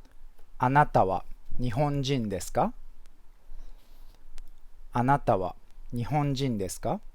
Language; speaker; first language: Japanese; non-native, fluent; English